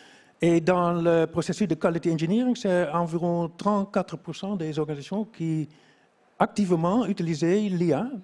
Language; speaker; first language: French; non-native, fluent; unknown